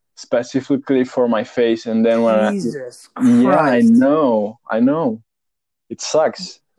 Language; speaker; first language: English; non-native, fluent; Romanian